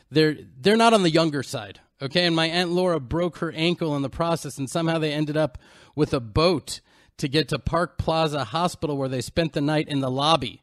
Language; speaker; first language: English; native; English